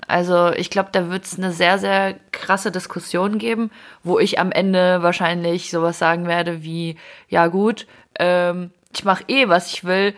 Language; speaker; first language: German; early bilingual, other home language; Ukrainian